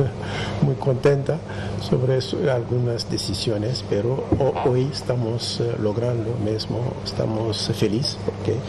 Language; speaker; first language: Spanish; non-native, fluent; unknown